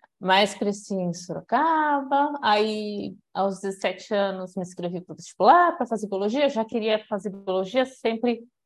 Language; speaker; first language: Portuguese; early bilingual, other home language; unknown